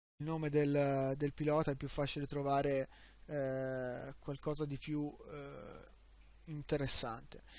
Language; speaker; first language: Italian; native; Italian